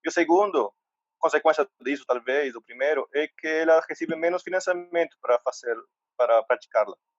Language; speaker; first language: Portuguese; non-native, fluent; Spanish